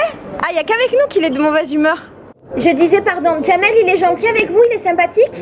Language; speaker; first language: French; native; French